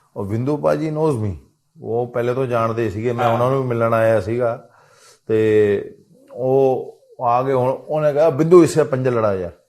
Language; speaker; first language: Hindi; non-native, local second language; Punjabi